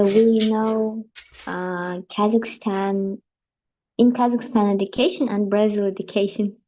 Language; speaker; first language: English; non-native, learner; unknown